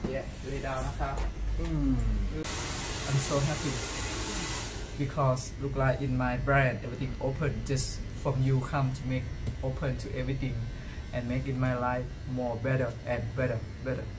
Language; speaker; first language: English; non-native, learner; Thai